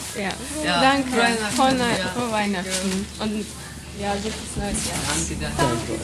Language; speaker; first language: German; non-native, learner; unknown